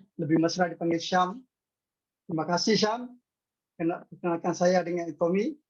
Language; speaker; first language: Malay; native; Malay